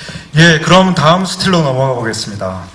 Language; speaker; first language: Korean; native; Korean